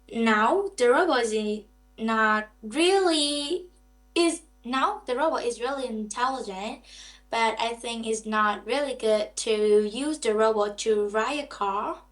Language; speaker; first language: English; non-native, learner; Vietnamese